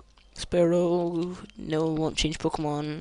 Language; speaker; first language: English; native; English